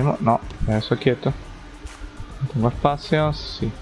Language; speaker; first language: Spanish; native; Spanish